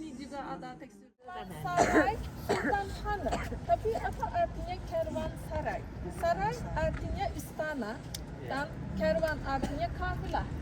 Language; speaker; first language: Indonesian; non-native, learner; Turkish